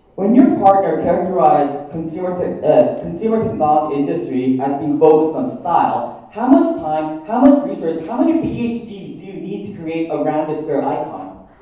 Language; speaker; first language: English; non-native, fluent; Korean